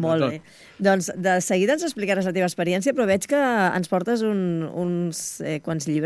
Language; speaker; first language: Catalan; native; Catalan